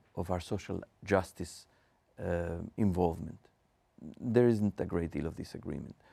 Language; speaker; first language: English; non-native, fluent; Spanish